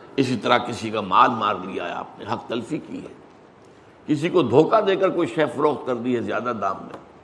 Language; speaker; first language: Urdu; native; Urdu